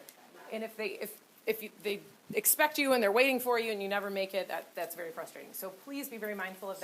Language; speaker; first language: English; native; English